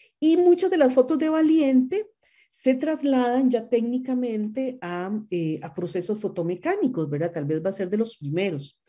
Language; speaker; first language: Spanish; native; Spanish